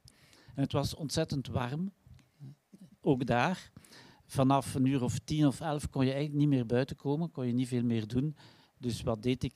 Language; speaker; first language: Dutch; native; Dutch